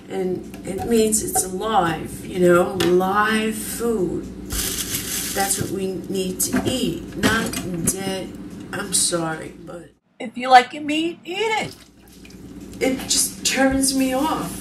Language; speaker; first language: English; native; English